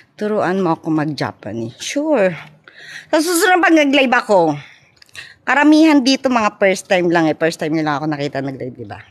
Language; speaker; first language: Filipino; non-native, local second language; Cebuano